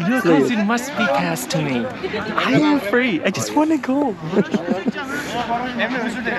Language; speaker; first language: English; non-native, learner; Thai